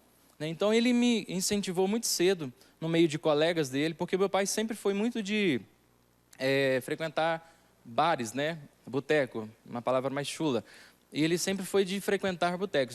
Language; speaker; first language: Portuguese; native; Portuguese